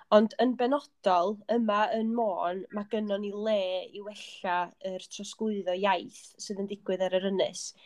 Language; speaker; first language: Welsh; native; Welsh